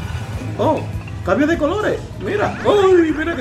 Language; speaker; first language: Spanish; native; Spanish